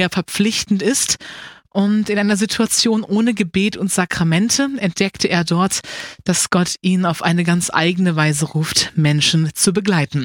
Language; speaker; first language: German; native; German